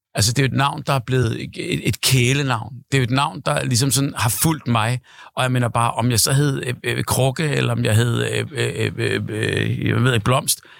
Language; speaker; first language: Danish; native; Danish